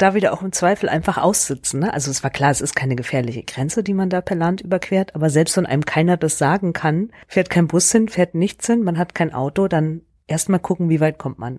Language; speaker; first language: German; native; German